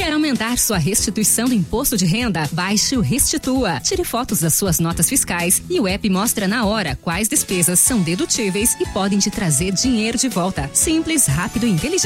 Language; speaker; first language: Portuguese; native; Portuguese